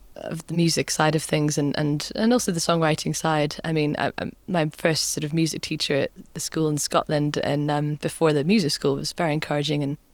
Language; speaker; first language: English; native; English